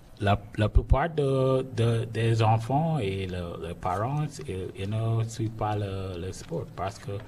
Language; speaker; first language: French; non-native, learner; English